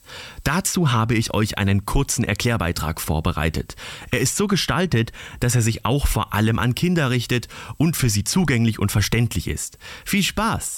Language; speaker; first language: German; native; German